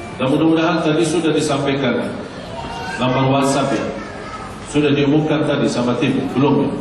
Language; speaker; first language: Malay; non-native, fluent; Arabic